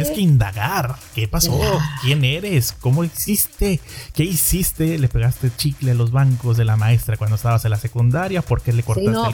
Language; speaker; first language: Spanish; native; Spanish